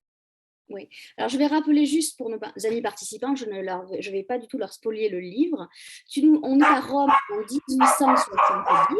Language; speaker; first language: French; native; French